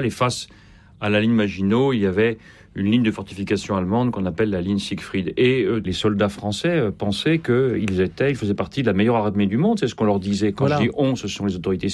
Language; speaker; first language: French; native; French